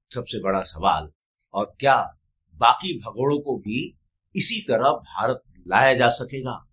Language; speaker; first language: Hindi; native; Hindi